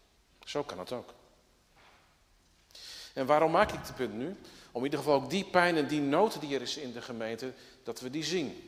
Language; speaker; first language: Dutch; native; Dutch